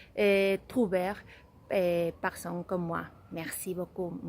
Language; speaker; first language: French; non-native, learner; Spanish